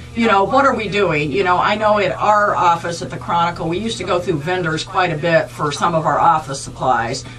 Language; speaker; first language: English; native; English